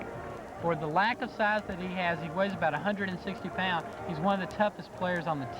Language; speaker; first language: English; native; English